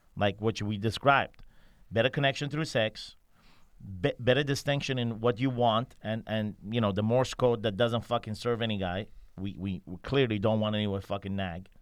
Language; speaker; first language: English; non-native, fluent; Persian